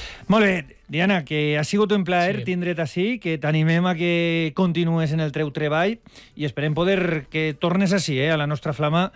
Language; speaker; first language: Catalan; native; Catalan